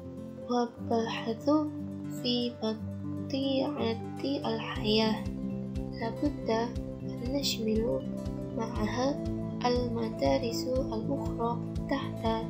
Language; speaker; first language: Arabic; non-native, learner; Indonesian